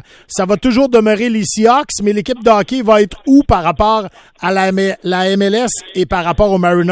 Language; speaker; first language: French; native; French